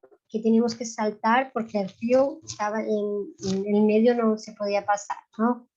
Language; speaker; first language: Spanish; non-native, fluent; Portuguese